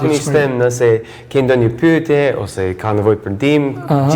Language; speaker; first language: Albanian; non-native, fluent; English